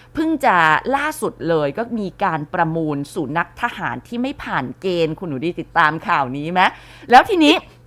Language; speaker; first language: Thai; native; Thai